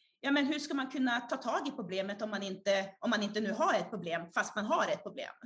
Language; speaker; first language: Swedish; early bilingual, other home language; Portuguese